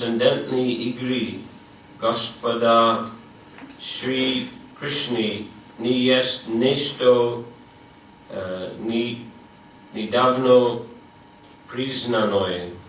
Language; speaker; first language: Russian; non-native, fluent; English